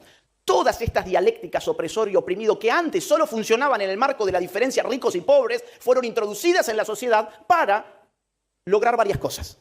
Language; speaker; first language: Spanish; native; Spanish